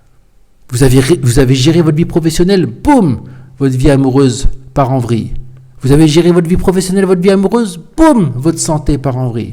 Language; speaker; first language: French; native; French